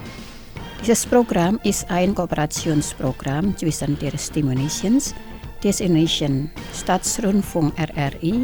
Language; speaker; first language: German; non-native, fluent; Indonesian